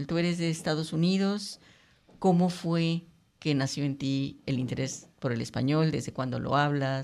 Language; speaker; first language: Spanish; native; Spanish